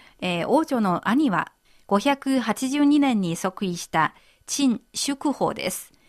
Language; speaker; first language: Japanese; non-native, fluent; Chinese